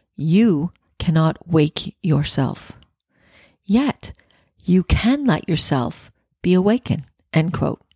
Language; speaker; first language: English; native; English